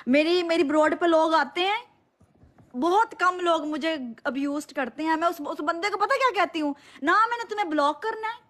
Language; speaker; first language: Urdu; non-native, local second language; Punjabi